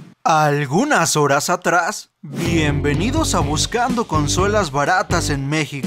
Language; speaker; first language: Spanish; native; Spanish